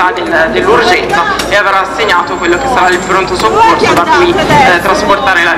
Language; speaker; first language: Italian; native; Italian